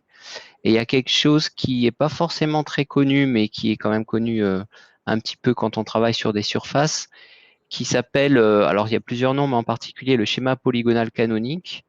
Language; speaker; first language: French; native; French